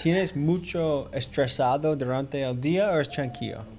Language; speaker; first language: Spanish; non-native, learner; English